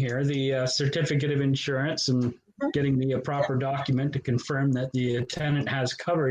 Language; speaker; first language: English; native; English